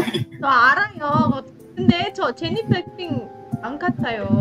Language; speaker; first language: Korean; non-native, learner; Indonesian